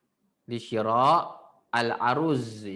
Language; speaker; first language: Arabic; non-native, fluent; Indonesian